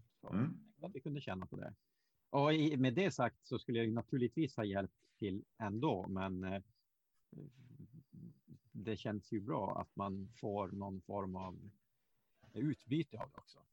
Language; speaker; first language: Swedish; native; Swedish